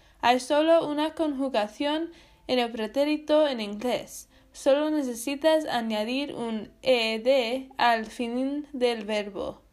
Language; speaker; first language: Spanish; non-native, learner; English